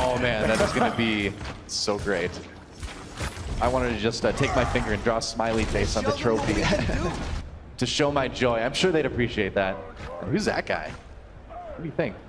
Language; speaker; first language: English; native; English